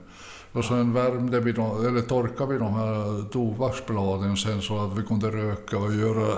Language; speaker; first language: Swedish; early bilingual, other home language; Finnish